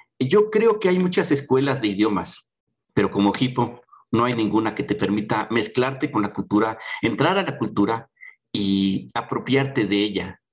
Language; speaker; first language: Spanish; native; Spanish